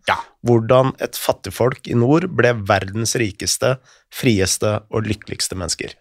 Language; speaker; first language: Norwegian; native; Norwegian